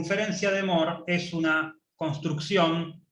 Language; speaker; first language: Spanish; native; Spanish